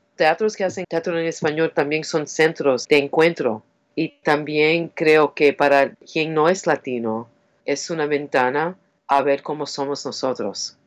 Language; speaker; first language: Spanish; non-native, fluent; English